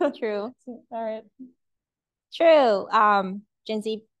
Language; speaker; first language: English; early bilingual, other home language; Japanese